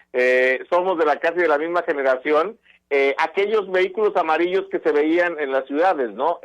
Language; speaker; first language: Spanish; native; Spanish